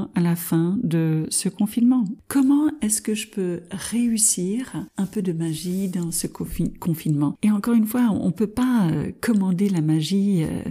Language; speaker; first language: French; non-native, fluent; English